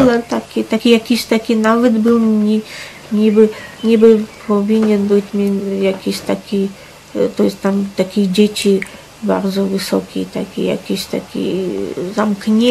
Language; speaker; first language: Polish; non-native, fluent; Russian